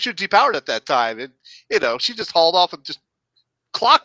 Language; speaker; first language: English; native; English